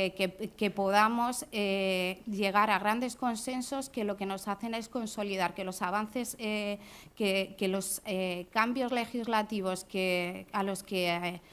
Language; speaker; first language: Spanish; native; Spanish